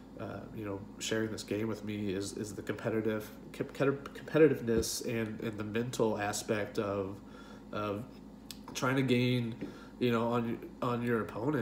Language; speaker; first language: English; native; English